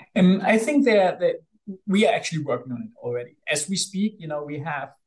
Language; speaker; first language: English; non-native, fluent; German